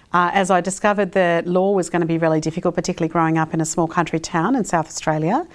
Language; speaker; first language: English; early bilingual, other home language; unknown